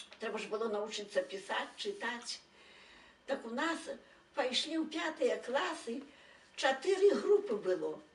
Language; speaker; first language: Belarusian; native; Belarusian